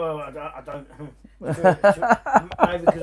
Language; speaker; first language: English; native; English